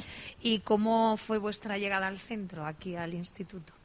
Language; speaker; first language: Spanish; native; Spanish